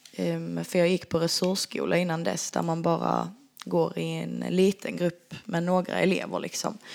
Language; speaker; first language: Swedish; native; Swedish